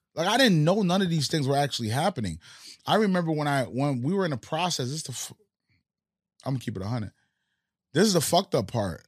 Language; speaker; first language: English; early bilingual, other home language; Haitian Creole